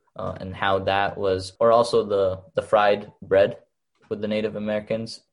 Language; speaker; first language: English; early bilingual, other home language; Arabic